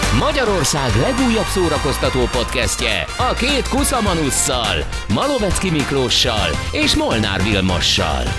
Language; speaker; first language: Hungarian; native; Hungarian